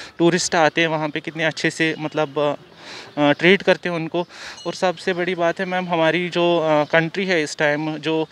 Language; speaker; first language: Hindi; non-native, local second language; Kashmiri